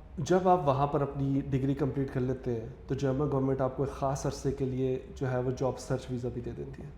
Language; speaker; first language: Urdu; native; Urdu